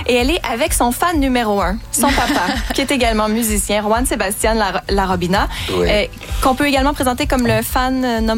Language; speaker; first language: French; native; French